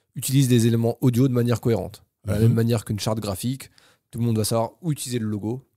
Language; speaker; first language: French; native; French